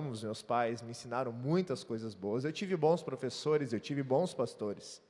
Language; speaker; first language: Portuguese; native; Portuguese